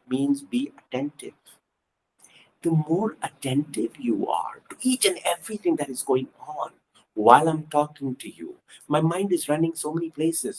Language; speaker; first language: English; non-native, local second language; Punjabi